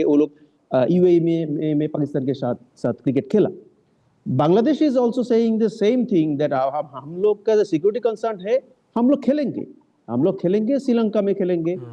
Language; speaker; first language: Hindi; non-native, learner; Bangla